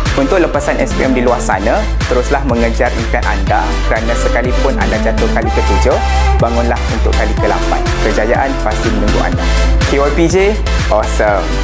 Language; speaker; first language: Malay; native; Malay